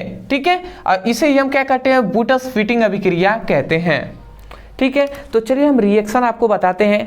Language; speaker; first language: Hindi; native; Hindi